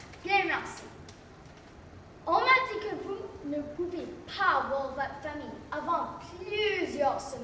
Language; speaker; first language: French; non-native, learner; English